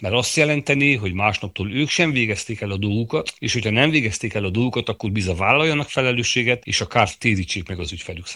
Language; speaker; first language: Hungarian; native; Hungarian